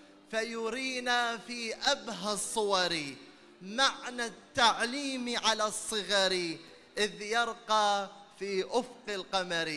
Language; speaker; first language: Arabic; native; Arabic